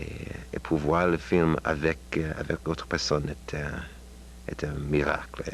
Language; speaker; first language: French; non-native, learner; English